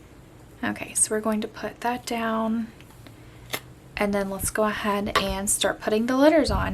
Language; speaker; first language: English; native; English